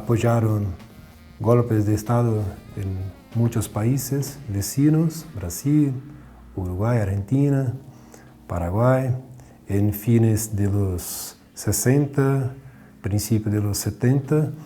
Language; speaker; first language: Spanish; non-native, learner; Portuguese